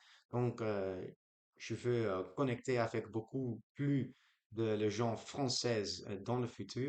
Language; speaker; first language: French; non-native, learner; Dutch